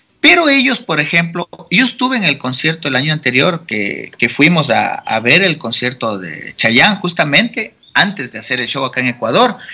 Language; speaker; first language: Spanish; native; Spanish